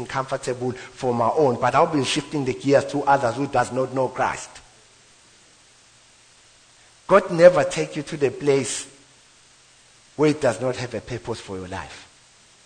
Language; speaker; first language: English; non-native, local second language; Zulu